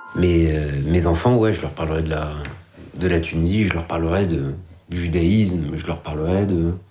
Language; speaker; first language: French; native; French